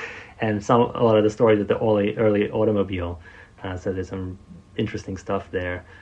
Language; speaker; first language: English; native; English